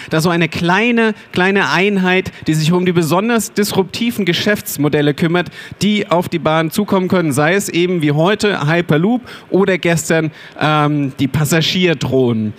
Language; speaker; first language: German; native; German